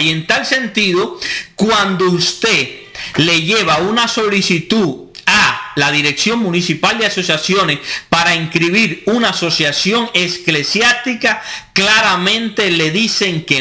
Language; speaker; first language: Spanish; native; Spanish